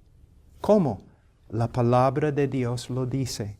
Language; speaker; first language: Spanish; non-native, fluent; English